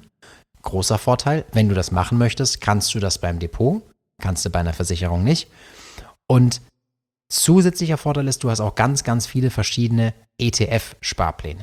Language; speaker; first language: German; native; German